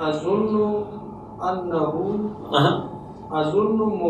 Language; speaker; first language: Arabic; non-native, learner; Urdu